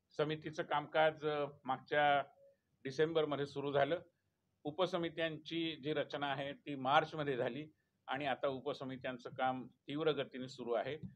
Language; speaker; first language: Marathi; native; Marathi